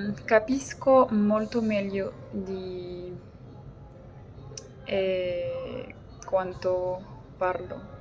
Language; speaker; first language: Italian; non-native, learner; French